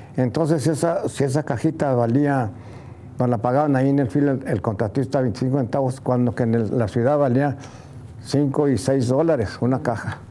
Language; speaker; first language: Spanish; native; Spanish